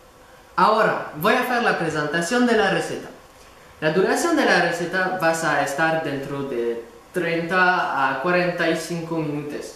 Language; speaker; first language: Spanish; non-native, learner; French